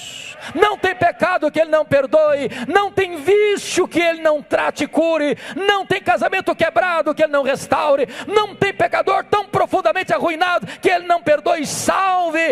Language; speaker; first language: Portuguese; native; Portuguese